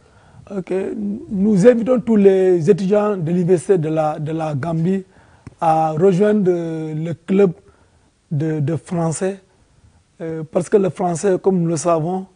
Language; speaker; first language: French; non-native, fluent; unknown